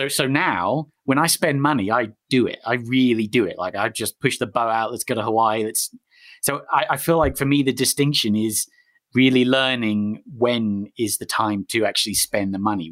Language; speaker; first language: English; native; English